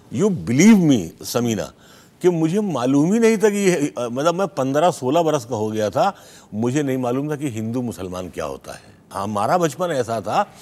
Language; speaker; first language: Hindi; native; Hindi